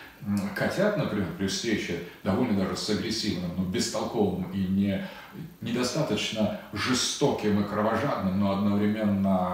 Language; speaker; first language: Russian; native; Russian